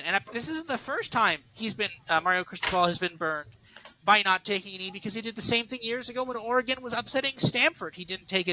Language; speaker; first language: English; native; English